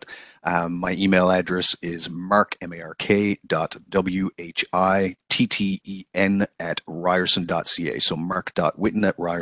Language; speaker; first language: English; native; English